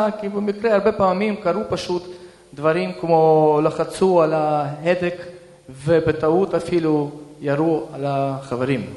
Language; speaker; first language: Hebrew; early bilingual, other home language; Russian